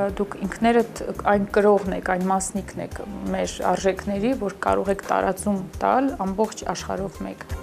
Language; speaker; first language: Armenian; early bilingual, heritage; Armenian